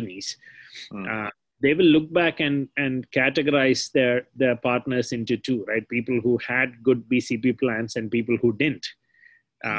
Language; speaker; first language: English; non-native, local second language; Malayalam